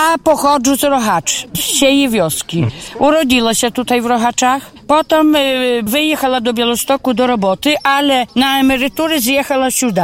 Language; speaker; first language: Polish; non-native, local second language; Ukrainian